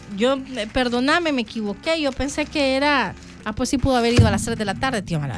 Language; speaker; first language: Spanish; native; Spanish